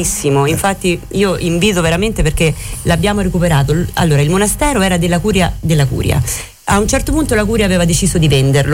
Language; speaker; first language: Italian; native; Italian